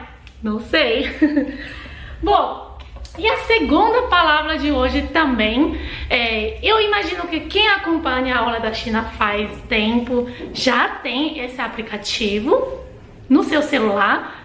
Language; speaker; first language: Portuguese; non-native, fluent; Chinese